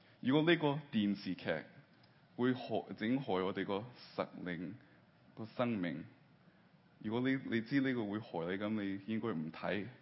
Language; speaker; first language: Cantonese; early bilingual, heritage; Cantonese